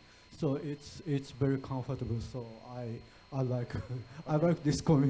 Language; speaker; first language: English; non-native, fluent; Japanese